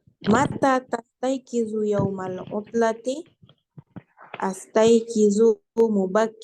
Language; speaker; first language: Arabic; non-native, fluent; Indonesian